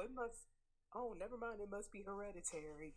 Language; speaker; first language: English; native; English